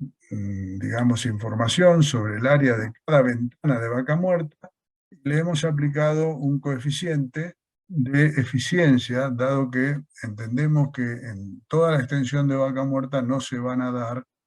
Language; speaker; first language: Spanish; native; Spanish